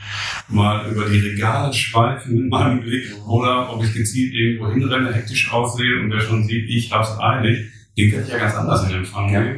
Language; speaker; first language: German; native; German